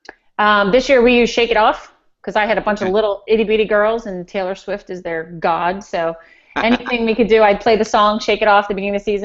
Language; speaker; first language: English; native; English